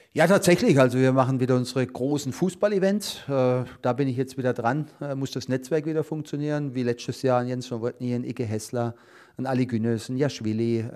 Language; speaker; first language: German; native; German